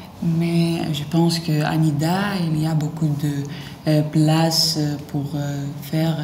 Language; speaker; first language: French; non-native, learner; Lithuanian